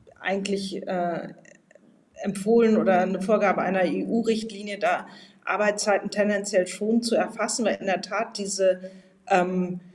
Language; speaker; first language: German; native; German